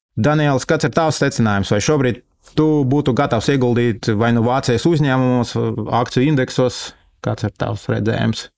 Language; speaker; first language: Latvian; non-native, local second language; Russian